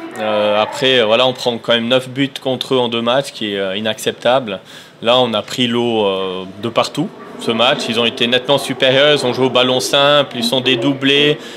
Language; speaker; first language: French; native; French